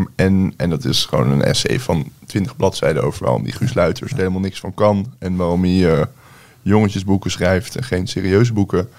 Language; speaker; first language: Dutch; non-native, fluent; Turkish